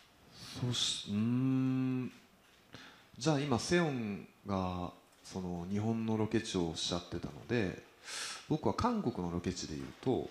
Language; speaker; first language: Japanese; native; Japanese